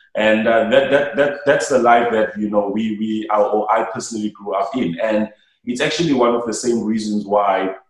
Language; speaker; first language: English; non-native, local second language; Xhosa